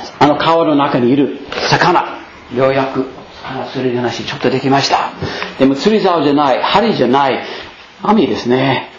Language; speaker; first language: Japanese; non-native, fluent; English